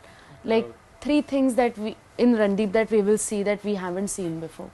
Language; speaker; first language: English; non-native, local second language; Hindi